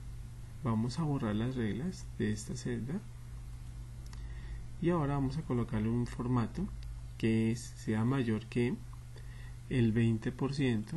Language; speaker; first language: Spanish; native; Spanish